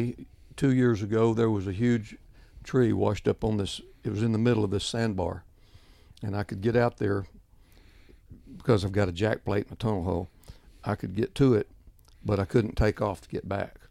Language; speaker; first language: English; native; English